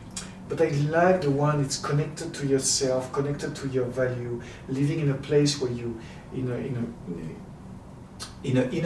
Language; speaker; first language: English; non-native, fluent; French